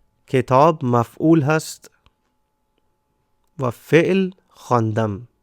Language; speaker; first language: Persian; non-native, fluent; Urdu